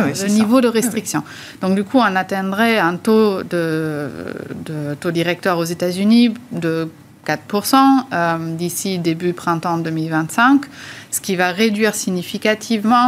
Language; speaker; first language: French; native; French